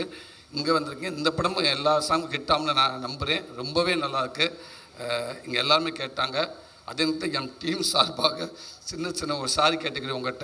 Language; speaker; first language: Tamil; native; Tamil